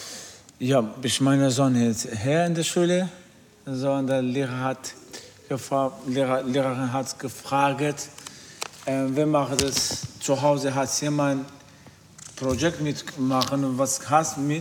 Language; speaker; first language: German; non-native, learner; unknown